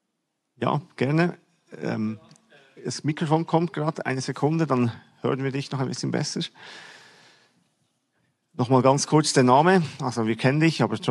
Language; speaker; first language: German; native; German